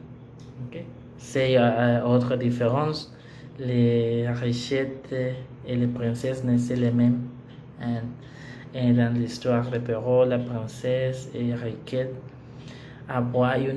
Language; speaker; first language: French; non-native, learner; Spanish